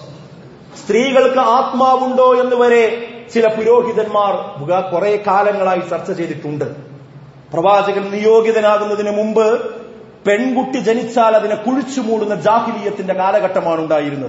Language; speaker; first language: Malayalam; native; Malayalam